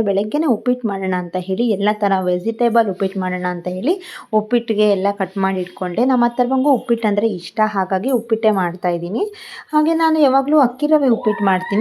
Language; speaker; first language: Kannada; native; Kannada